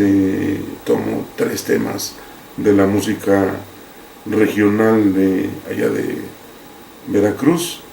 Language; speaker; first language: Spanish; native; Spanish